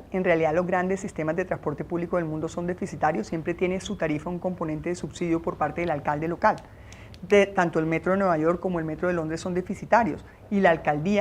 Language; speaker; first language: Spanish; native; Spanish